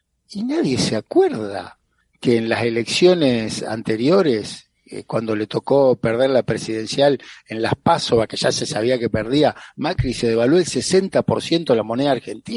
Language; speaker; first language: Spanish; native; Spanish